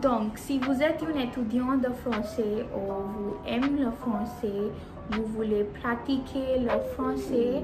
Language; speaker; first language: French; non-native, fluent; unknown